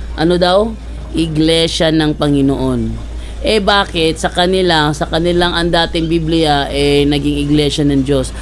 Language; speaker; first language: Filipino; native; Filipino